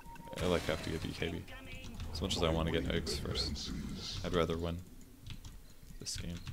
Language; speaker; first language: English; native; English